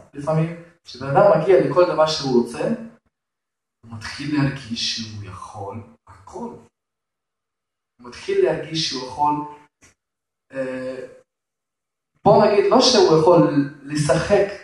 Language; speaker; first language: Hebrew; non-native, fluent; Russian